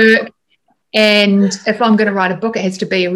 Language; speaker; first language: English; native; English